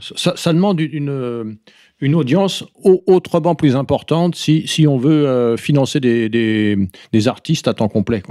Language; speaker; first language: French; native; French